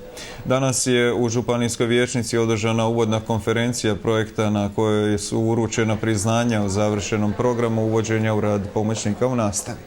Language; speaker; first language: Croatian; native; Croatian